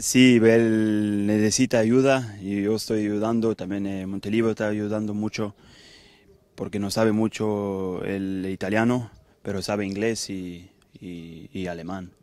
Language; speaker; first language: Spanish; early bilingual, heritage; Spanish